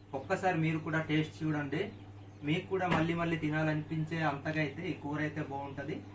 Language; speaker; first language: Telugu; non-native, local second language; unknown